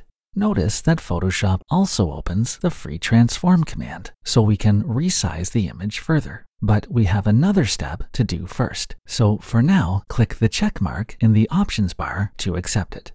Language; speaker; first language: English; native; English